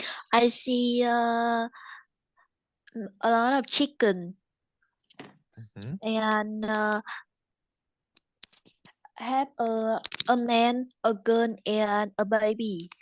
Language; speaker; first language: English; non-native, learner; Vietnamese